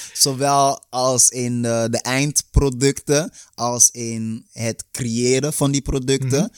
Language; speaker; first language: Dutch; early bilingual, other home language; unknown